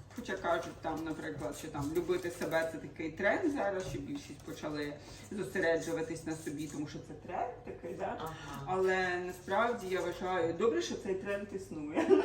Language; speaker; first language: Ukrainian; non-native, local second language; Russian